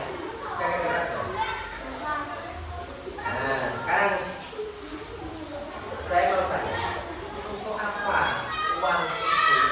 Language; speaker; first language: Indonesian; native; Indonesian